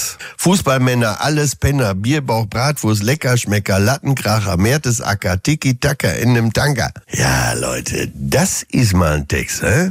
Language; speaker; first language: German; native; German